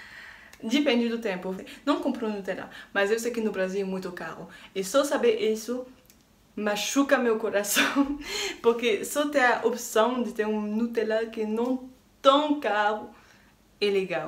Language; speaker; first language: Portuguese; non-native, learner; French